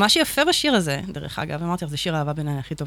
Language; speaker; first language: Hebrew; native; Hebrew